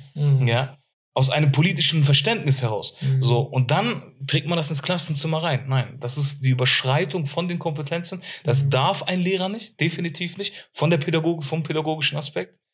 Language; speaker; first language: German; early bilingual, other home language; Arabic